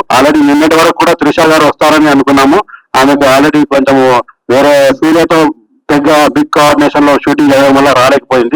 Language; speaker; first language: Telugu; native; Telugu